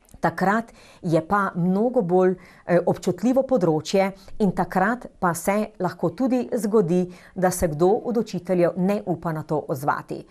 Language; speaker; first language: Slovenian; native; Slovenian